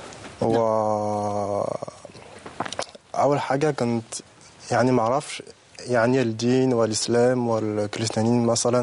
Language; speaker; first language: Arabic; non-native, learner; French